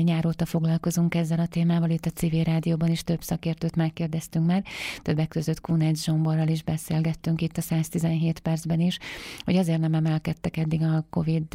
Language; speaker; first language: Hungarian; native; Hungarian